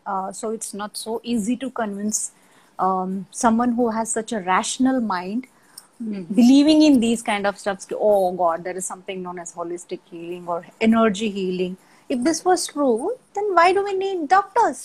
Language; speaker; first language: English; non-native, local second language; Marathi